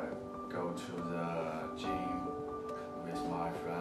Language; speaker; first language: English; non-native, learner; Chinese